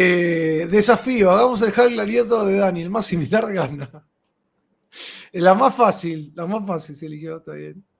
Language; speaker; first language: Spanish; native; Spanish